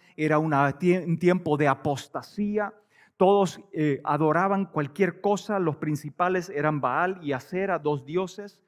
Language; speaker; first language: Spanish; native; Spanish